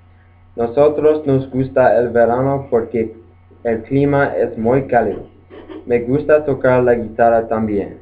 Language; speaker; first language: Spanish; non-native, learner; English